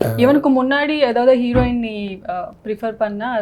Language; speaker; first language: Tamil; non-native, learner; Telugu